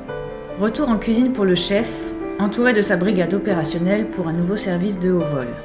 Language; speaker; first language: French; native; French